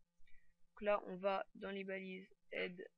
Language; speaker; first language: French; native; French